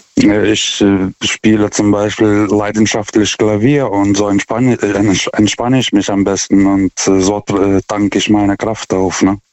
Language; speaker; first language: German; non-native, fluent; Lithuanian